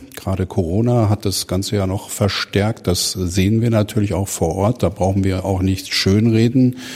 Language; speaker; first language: German; native; German